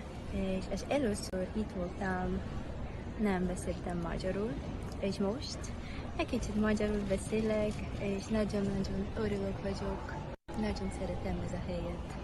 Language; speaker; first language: Hungarian; non-native, learner; Portuguese